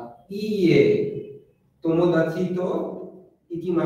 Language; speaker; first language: Japanese; non-native, learner; Bangla